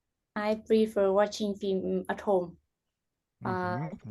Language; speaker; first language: English; non-native, learner; Vietnamese